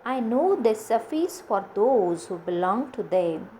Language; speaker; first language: English; non-native, local second language; Marathi